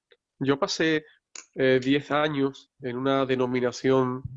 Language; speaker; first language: Spanish; native; Spanish